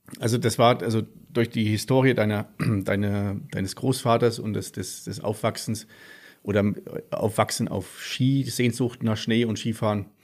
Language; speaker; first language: German; native; German